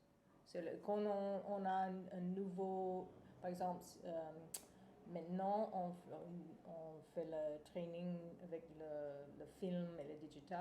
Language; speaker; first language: French; non-native, fluent; English